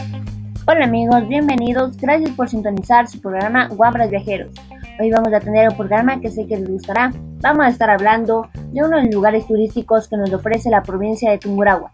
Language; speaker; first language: Spanish; native; Spanish